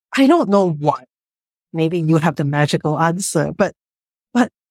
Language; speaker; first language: English; non-native, local second language; Chinese